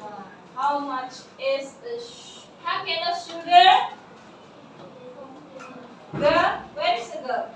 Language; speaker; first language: English; non-native, learner; Indonesian